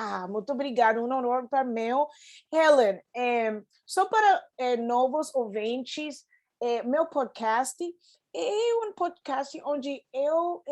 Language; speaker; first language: Portuguese; non-native, fluent; Spanish